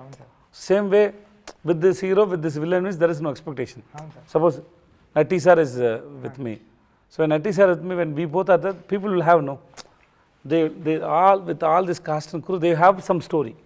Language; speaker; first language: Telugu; non-native, learner; Tamil